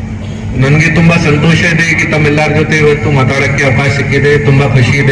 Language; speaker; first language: Kannada; non-native, local second language; Hindi